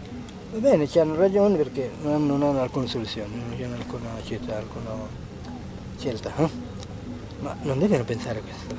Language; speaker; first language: Italian; non-native, fluent; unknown